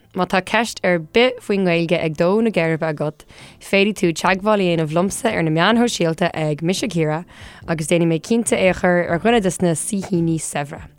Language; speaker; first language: Irish; non-native, local second language; English